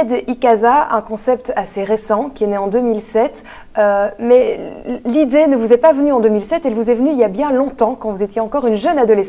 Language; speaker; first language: French; native; French